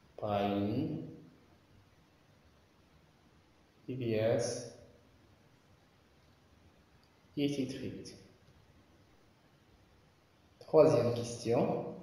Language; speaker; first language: French; non-native, local second language; Arabic